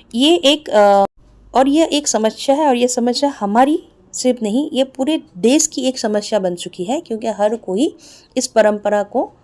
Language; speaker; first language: Hindi; non-native, local second language; Assamese